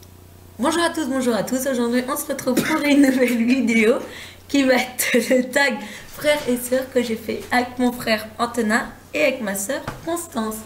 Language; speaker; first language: French; native; French